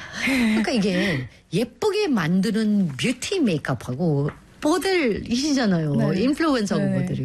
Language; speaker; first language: Korean; native; Korean